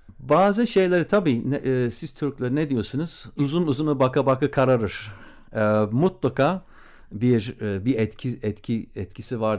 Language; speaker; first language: Turkish; non-native, fluent; English